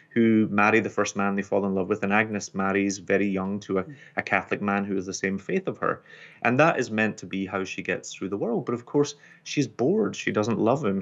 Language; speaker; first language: English; non-native, local second language; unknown